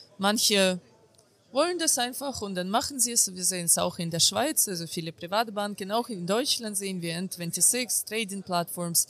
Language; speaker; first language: German; non-native, fluent; Ukrainian